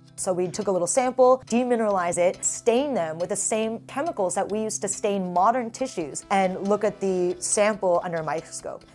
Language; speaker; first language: English; native; English